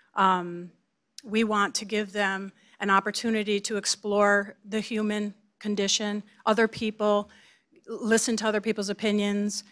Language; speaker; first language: English; native; English